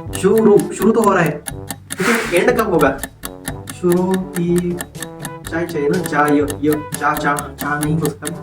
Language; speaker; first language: Hindi; non-native, local second language; Marathi